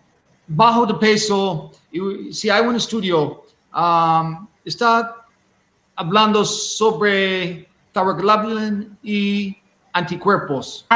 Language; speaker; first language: Spanish; non-native, learner; English